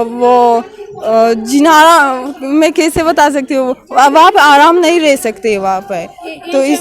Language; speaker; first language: Hindi; non-native, fluent; Persian